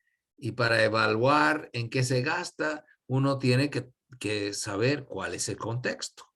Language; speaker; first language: Spanish; non-native, fluent; English